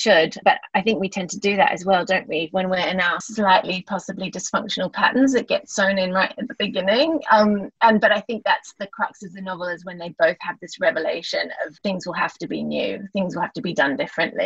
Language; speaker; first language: English; native; English